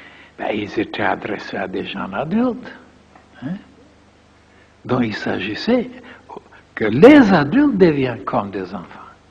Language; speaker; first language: French; non-native, fluent; Bulgarian